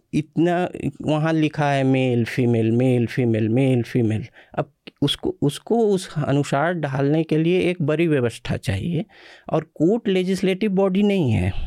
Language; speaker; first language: Hindi; native; Hindi